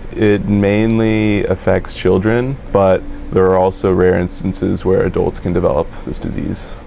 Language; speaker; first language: English; native; English